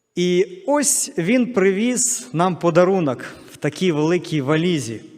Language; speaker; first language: Ukrainian; non-native, local second language; Russian